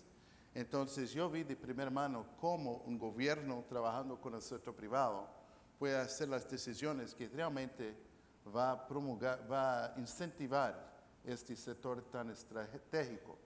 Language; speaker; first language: Spanish; non-native, fluent; English